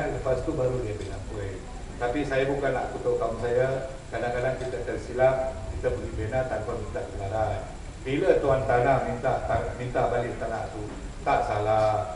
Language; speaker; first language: Malay; non-native, local second language; Tamil